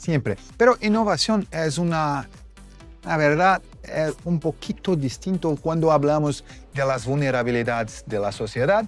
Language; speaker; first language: Spanish; non-native, fluent; Portuguese